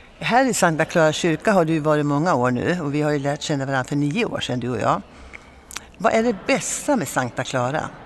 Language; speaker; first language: Swedish; native; Swedish